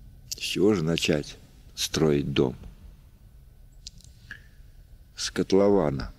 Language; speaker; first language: Russian; native; Russian